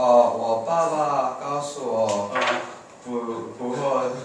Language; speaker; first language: Chinese; non-native, learner; English